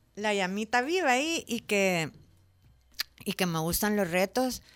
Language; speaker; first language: Spanish; native; Spanish